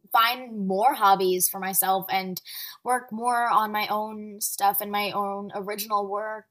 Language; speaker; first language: English; early bilingual, other home language; Arabic